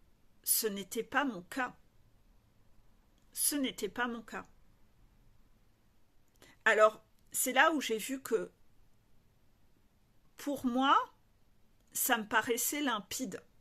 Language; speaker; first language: French; native; French